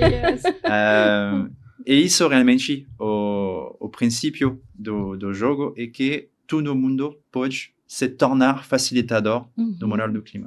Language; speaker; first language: Portuguese; non-native, learner; French